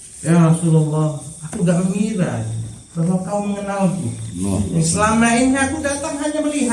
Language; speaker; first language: Indonesian; native; Indonesian